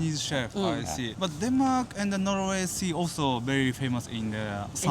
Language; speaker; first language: English; non-native, learner; Japanese